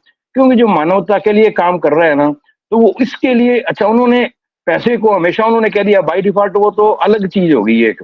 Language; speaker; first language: Hindi; native; Hindi